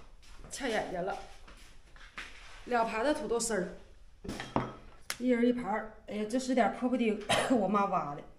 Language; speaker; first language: Chinese; native; Chinese